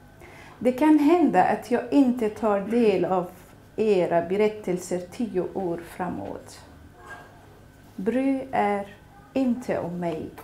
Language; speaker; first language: Swedish; non-native, fluent; Kurdish